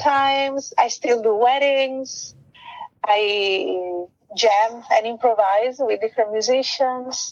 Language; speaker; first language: English; non-native, fluent; Italian